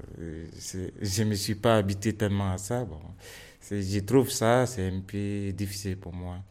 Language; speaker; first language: French; non-native, learner; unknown